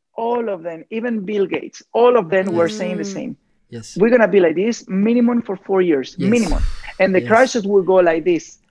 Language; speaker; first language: English; non-native, fluent; Spanish